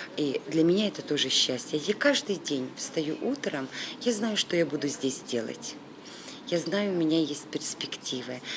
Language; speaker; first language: Russian; native; Russian